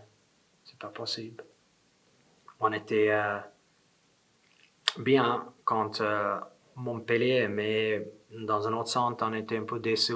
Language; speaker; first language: French; non-native, fluent; English